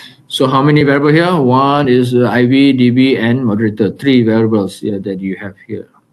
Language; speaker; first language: English; non-native, local second language; Malay